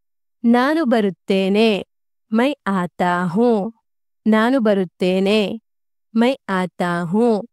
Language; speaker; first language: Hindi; non-native, local second language; Kannada